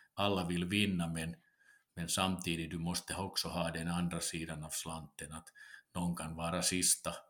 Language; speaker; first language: Swedish; non-native, local second language; Finnish